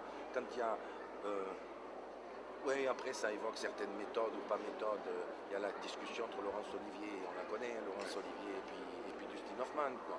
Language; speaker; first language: French; native; French